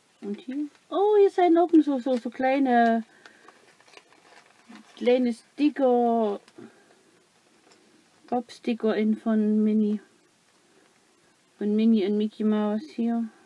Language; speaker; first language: German; non-native, learner; Dutch